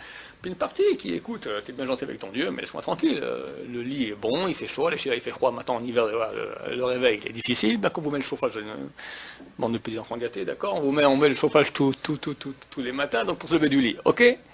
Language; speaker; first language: French; native; French